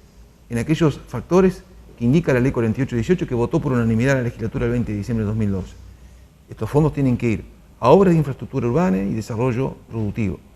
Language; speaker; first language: Spanish; native; Spanish